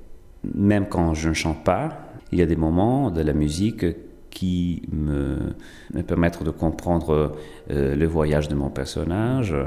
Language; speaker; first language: French; non-native, fluent; Italian